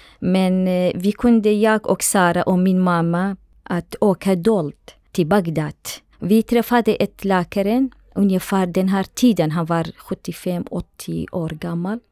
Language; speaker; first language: Swedish; non-native, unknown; Central Kurdish